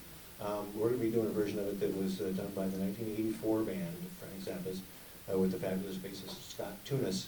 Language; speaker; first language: English; native; English